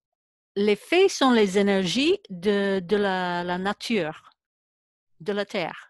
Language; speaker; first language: French; non-native, learner; English